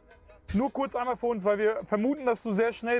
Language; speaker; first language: German; native; German